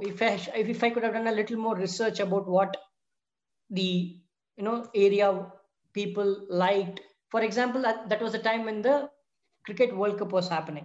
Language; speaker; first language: English; non-native, local second language; Tamil